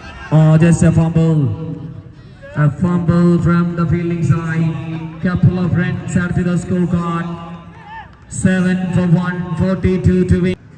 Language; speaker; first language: English; non-native, local second language; Malayalam